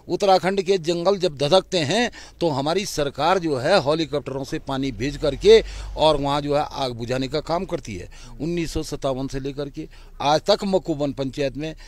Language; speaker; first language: Hindi; native; Hindi